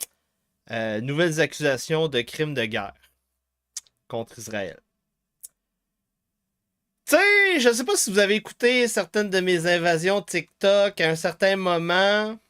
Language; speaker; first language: French; native; French